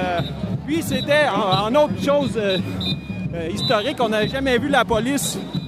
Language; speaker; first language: French; native; French